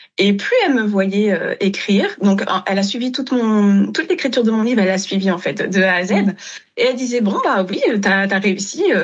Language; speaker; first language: French; non-native, local second language; Wolof